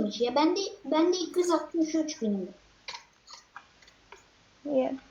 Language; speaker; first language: Turkish; native; Turkish